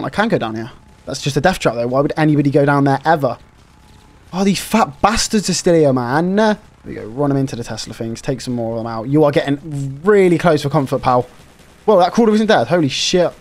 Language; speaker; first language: English; native; English